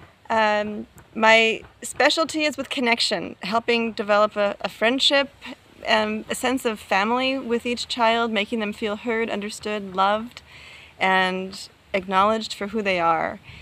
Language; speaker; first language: English; native; English